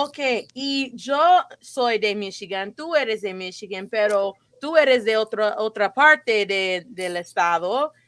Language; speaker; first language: Spanish; non-native, fluent; English